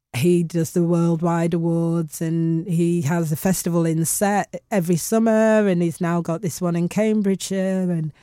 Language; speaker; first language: English; native; English